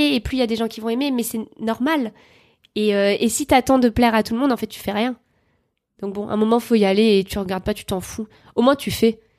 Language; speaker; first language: French; native; French